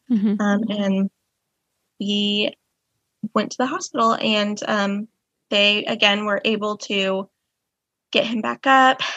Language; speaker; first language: English; native; English